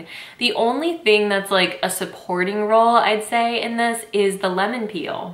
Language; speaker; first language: English; native; English